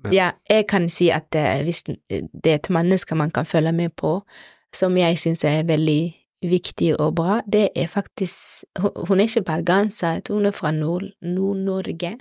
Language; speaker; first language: Norwegian; non-native, fluent; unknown